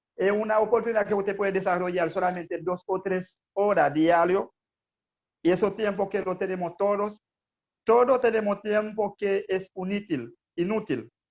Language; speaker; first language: Spanish; non-native, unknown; Haitian Creole